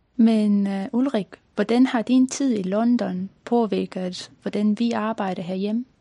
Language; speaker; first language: Danish; non-native, fluent; Estonian